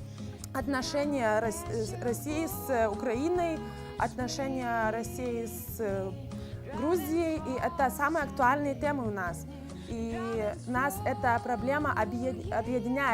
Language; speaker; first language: Russian; non-native, fluent; Lithuanian